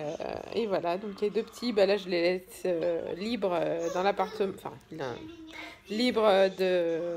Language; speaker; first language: French; native; French